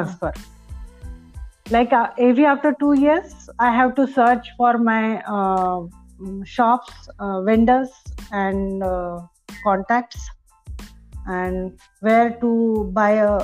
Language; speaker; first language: English; non-native, local second language; Marathi